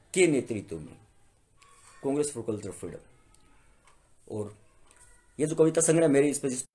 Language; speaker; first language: Hindi; native; Hindi